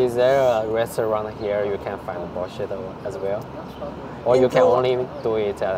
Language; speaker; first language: English; non-native, fluent; Chinese